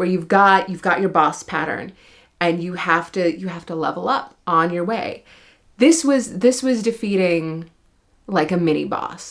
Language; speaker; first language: English; native; English